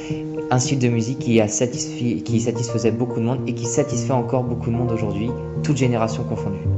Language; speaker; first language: French; native; French